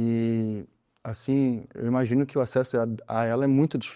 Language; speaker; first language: Portuguese; native; Portuguese